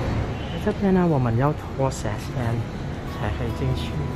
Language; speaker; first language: Chinese; non-native, learner; Thai